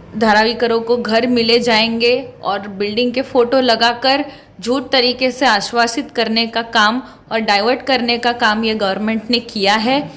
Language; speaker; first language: Hindi; non-native, local second language; Marathi